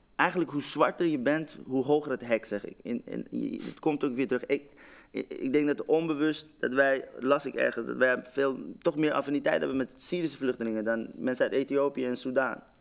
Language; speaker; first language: Dutch; early bilingual, other home language; Persian